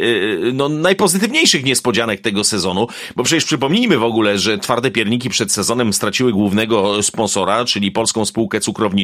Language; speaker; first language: Polish; native; Polish